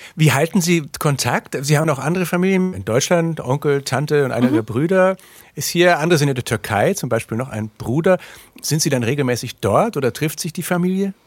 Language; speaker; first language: German; native; German